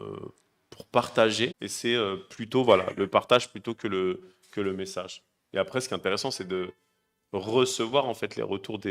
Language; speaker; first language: French; native; French